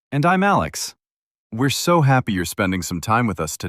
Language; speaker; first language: English; native; English